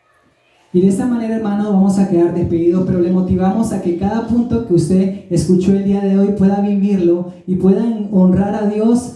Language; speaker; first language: Spanish; native; Spanish